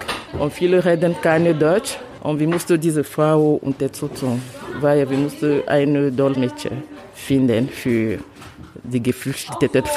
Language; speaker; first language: German; non-native, learner; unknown